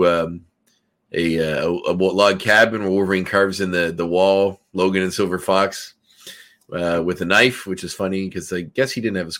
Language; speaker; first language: English; native; English